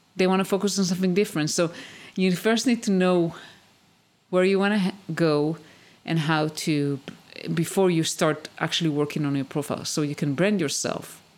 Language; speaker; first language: English; non-native, fluent; Hebrew